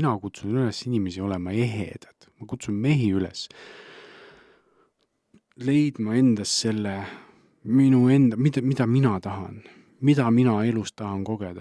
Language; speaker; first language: Estonian; native; Estonian